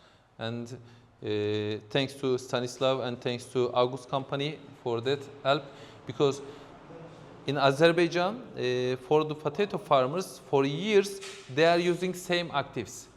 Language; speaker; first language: English; non-native, fluent; Turkish